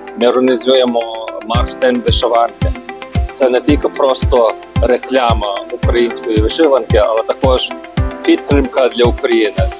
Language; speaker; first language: Ukrainian; early bilingual, heritage; Ukrainian